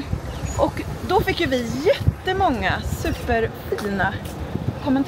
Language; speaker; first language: Swedish; native; Swedish